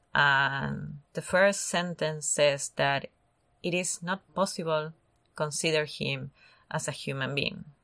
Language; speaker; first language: English; non-native, fluent; Spanish